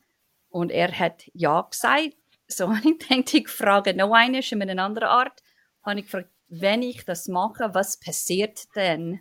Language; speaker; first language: German; non-native, fluent; English